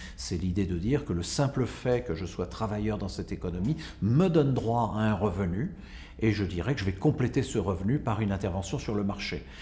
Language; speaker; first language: French; native; French